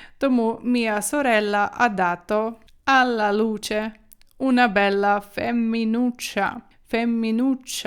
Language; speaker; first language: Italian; non-native, fluent; Ukrainian